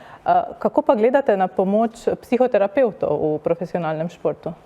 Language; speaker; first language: Slovenian; native; Slovenian